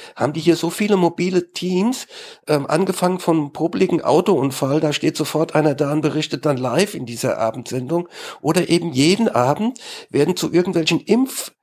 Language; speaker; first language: German; native; German